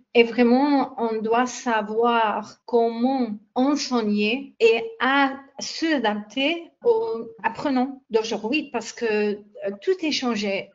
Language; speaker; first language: French; non-native, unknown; English